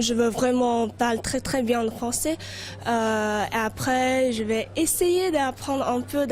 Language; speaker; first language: French; non-native, learner; Chinese